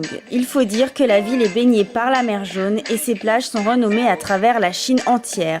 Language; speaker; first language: French; native; French